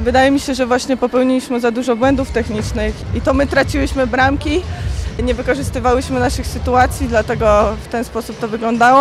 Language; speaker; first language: Polish; native; Polish